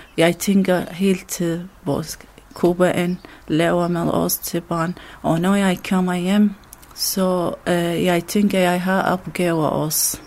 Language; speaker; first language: Danish; non-native, learner; Arabic